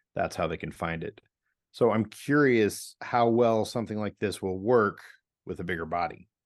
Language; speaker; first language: English; native; English